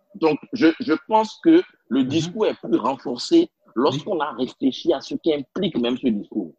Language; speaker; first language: French; non-native, local second language; Spanish